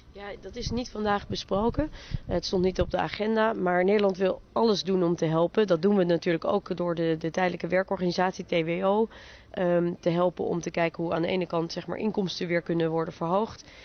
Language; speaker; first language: Dutch; native; Dutch